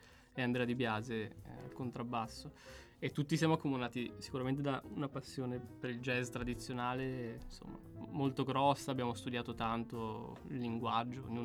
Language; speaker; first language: Italian; native; Italian